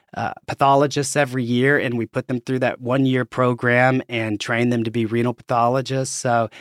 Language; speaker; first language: English; native; English